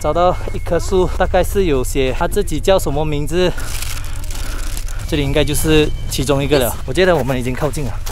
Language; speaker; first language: Chinese; native; Chinese